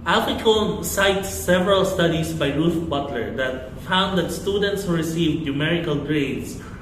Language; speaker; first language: English; non-native, local second language; Filipino